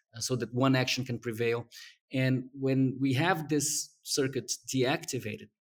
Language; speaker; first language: English; non-native, fluent; Portuguese